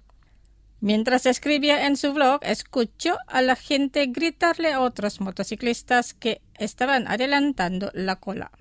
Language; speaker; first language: Spanish; non-native, fluent; Indonesian